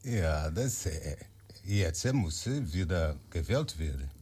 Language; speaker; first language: German; non-native, learner; Portuguese